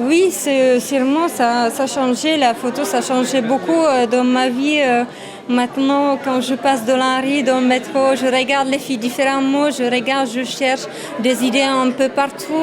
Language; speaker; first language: French; non-native, fluent; Czech